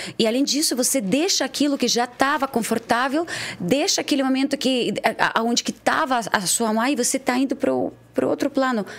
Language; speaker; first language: Portuguese; non-native, fluent; Russian